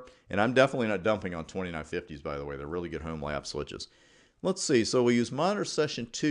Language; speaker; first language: English; native; English